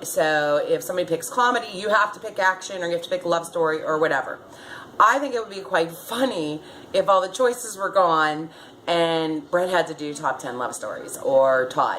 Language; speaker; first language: English; native; English